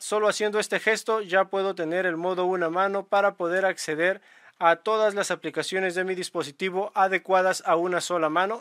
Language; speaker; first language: Spanish; native; Spanish